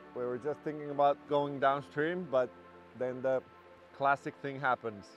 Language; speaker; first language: English; non-native, fluent; Finnish